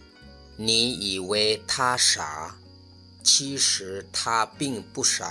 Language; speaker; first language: Chinese; non-native, fluent; Lao